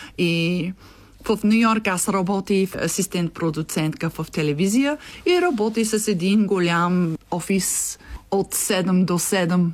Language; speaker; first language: Bulgarian; non-native, learner; English